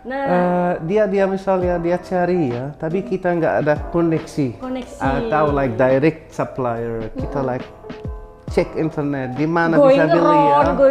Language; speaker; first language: Indonesian; non-native, learner; Arabic